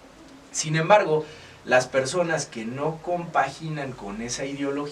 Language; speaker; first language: Spanish; native; Spanish